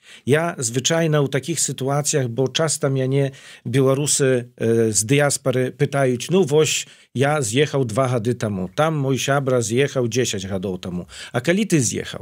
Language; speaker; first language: Polish; non-native, learner; Belarusian